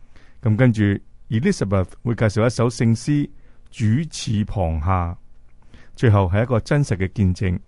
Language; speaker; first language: Chinese; native; Chinese